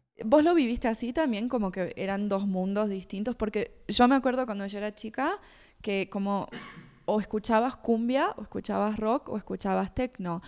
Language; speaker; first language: Spanish; native; Spanish